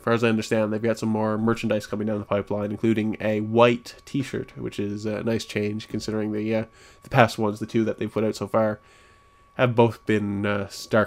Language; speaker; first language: English; native; English